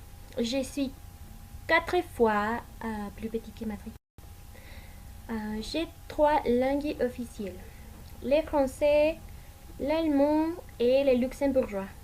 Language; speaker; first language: French; non-native, learner; Spanish